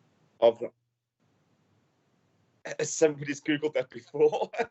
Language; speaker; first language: English; native; English